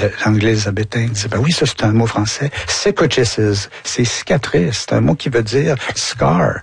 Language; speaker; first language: French; native; French